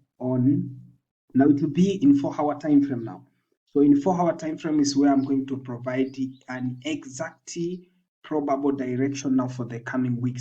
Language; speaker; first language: English; non-native, local second language; Swahili